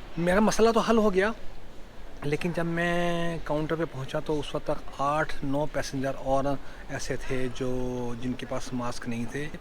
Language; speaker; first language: Urdu; non-native, local second language; Punjabi